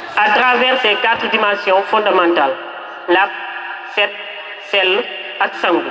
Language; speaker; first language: French; non-native, local second language; Wolof